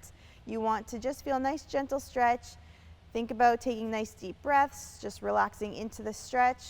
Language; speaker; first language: English; native; English